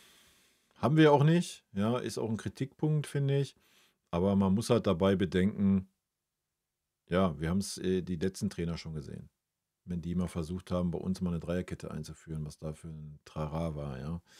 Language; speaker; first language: German; native; German